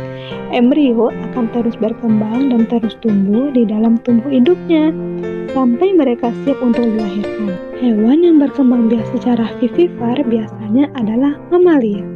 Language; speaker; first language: Indonesian; native; Indonesian